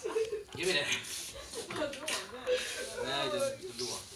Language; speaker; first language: Swedish; early bilingual, other home language; Polish